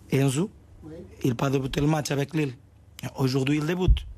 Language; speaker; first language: French; non-native, fluent; Portuguese